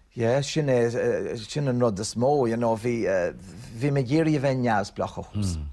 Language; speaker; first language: Irish; non-native, local second language; English